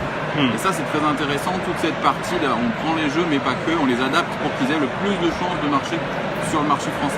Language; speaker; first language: French; native; French